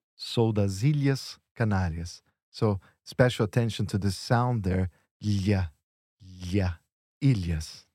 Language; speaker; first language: English; non-native, fluent; Portuguese